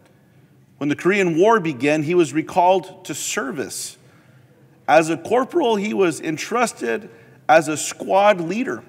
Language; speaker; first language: English; native; English